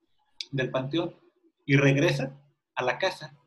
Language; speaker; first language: Spanish; native; Spanish